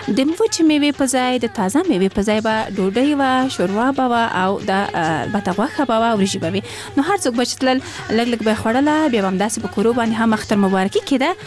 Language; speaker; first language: Pashto; native; Pashto